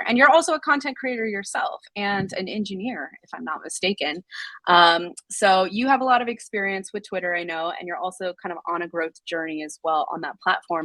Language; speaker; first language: English; native; English